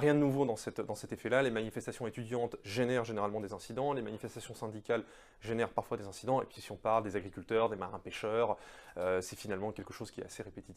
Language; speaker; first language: French; native; French